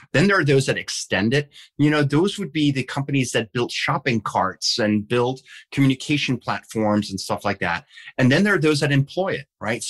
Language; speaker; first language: English; non-native, fluent; Danish